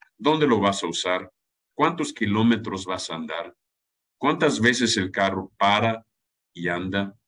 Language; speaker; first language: Spanish; non-native, fluent; German